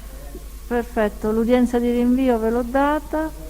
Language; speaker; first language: Italian; native; Italian